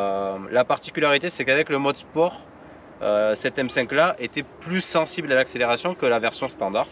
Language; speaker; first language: French; native; French